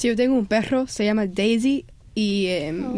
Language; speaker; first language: Spanish; early bilingual, heritage; Spanish